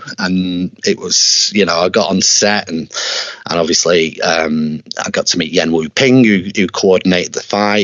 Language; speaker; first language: English; native; English